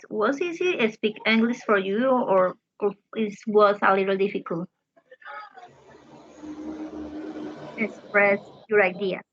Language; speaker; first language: English; non-native, fluent; Spanish